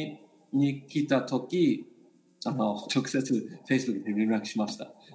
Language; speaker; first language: Japanese; non-native, learner; English